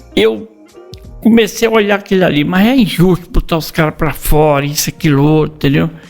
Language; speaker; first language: Portuguese; native; Portuguese